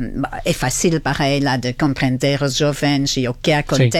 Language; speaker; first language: Portuguese; non-native, fluent; French